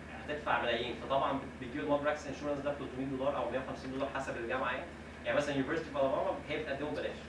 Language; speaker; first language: Arabic; native; Arabic